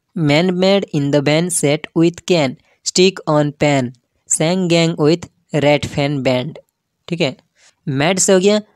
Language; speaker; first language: Hindi; non-native, local second language; Odia